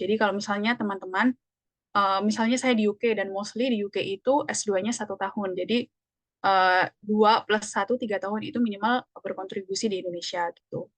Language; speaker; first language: Indonesian; native; Indonesian